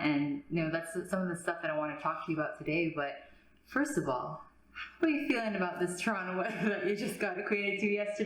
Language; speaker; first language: English; native; English